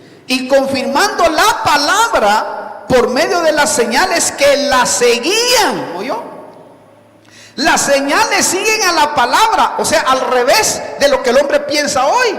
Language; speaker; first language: Spanish; native; Spanish